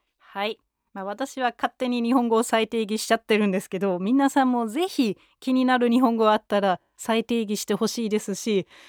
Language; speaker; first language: Japanese; non-native, fluent; German